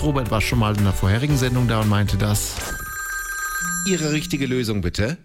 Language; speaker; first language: German; native; German